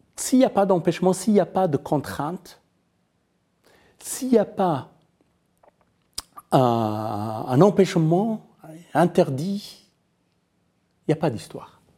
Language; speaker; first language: French; non-native, fluent; Persian